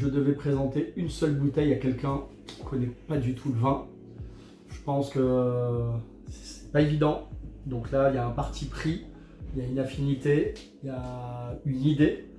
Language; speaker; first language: French; native; French